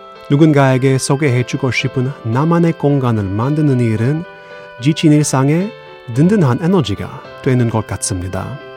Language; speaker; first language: Korean; non-native, fluent; English